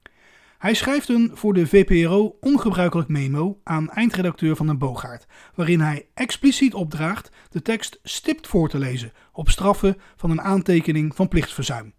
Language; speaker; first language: Dutch; native; Dutch